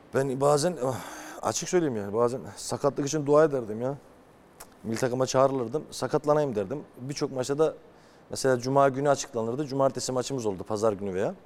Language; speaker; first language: Turkish; native; Turkish